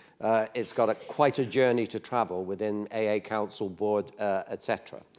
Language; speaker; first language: English; native; English